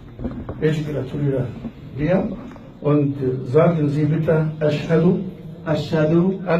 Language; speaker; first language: German; non-native, learner; Arabic